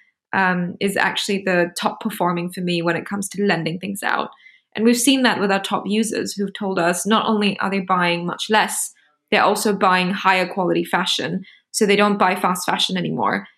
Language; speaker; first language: English; native; English